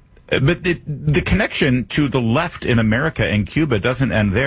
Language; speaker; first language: English; native; English